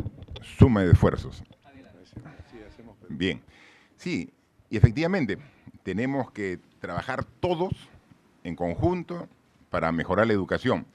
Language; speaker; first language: Spanish; native; Spanish